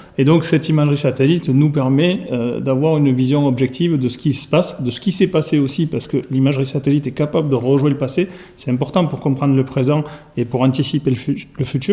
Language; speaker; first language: French; native; French